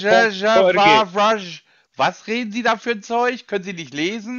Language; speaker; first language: German; native; German